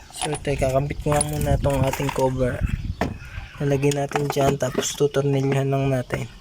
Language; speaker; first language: Filipino; native; Filipino